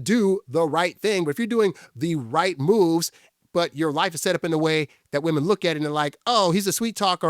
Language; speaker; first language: English; native; English